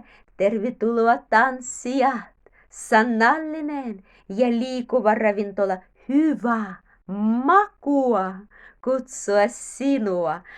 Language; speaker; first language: Finnish; non-native, learner; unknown